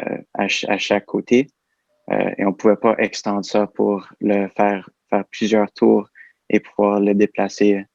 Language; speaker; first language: French; native; French